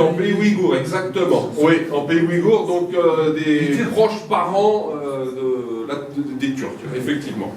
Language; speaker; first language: French; native; French